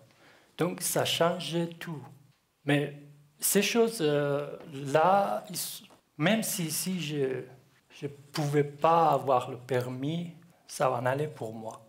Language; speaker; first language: French; non-native, learner; Kurdish